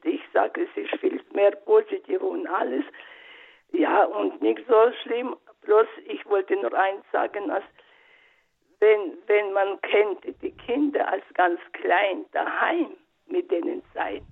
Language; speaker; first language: German; non-native, learner; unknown